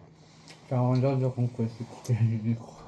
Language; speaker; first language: Italian; non-native, local second language; Filipino